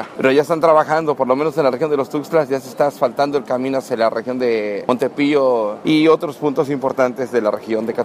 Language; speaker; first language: Spanish; native; Spanish